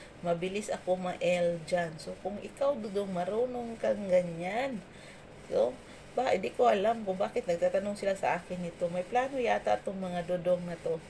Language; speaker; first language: Filipino; non-native, local second language; Cebuano